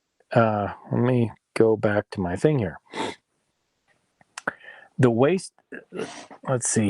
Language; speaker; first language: English; native; English